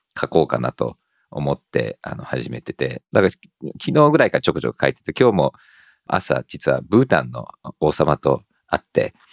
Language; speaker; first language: Japanese; early bilingual, heritage; Japanese